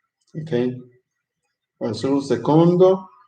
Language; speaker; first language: Italian; non-native, fluent; English